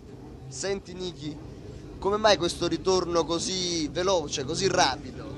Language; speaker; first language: Italian; native; Italian